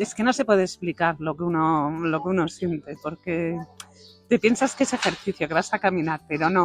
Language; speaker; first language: Spanish; native; Spanish